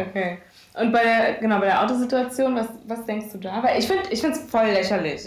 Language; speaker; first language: German; early bilingual, other home language; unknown